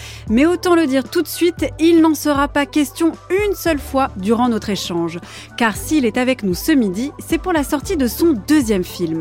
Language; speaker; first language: French; native; French